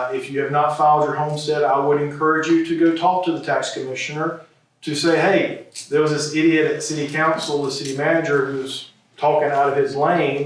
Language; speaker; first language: English; native; English